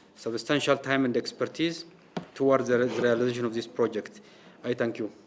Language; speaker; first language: English; non-native, local second language; Amharic